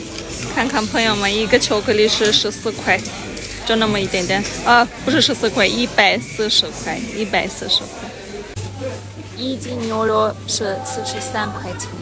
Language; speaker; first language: Chinese; non-native, fluent; Armenian